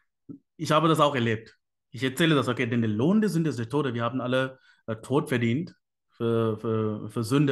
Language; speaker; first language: German; non-native, fluent; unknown